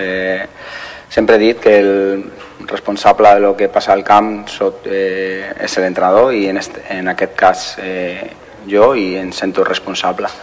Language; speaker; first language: Catalan; non-native, fluent; Spanish